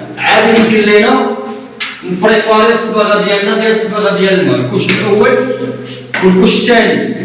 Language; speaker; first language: Arabic; native; Arabic